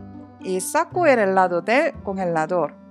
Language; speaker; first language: Spanish; non-native, learner; Korean